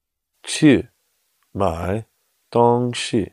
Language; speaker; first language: Chinese; non-native, learner; English